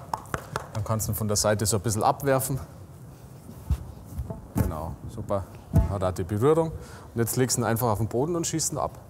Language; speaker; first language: German; native; German